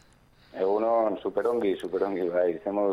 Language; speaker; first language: Basque; non-native, local second language; Spanish